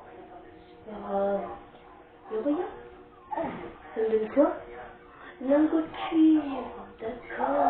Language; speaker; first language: French; native; French